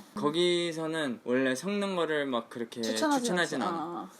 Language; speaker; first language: Korean; early bilingual, heritage; Korean